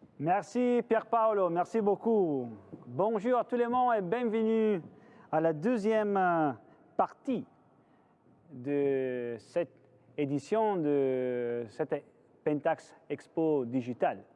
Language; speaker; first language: French; non-native, fluent; Italian